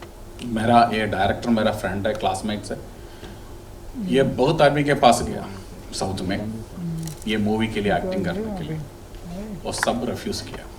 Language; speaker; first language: Hindi; non-native, local second language; Malayalam